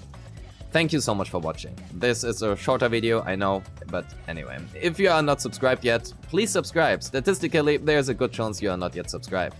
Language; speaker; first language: English; non-native, fluent; German